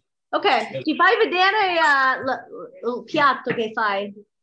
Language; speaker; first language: Italian; non-native, fluent; English